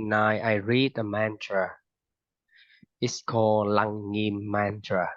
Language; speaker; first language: English; non-native, fluent; Vietnamese